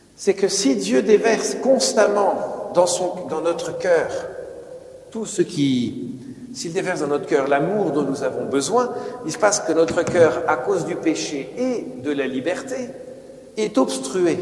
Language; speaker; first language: French; native; French